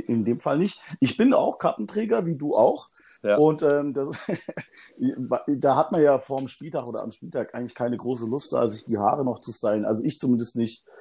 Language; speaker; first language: German; early bilingual, other home language; Turkish